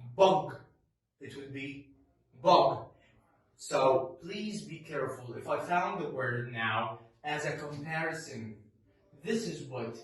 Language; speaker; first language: English; non-native, fluent; Arabic